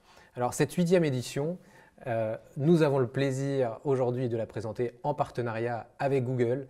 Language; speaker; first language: French; native; French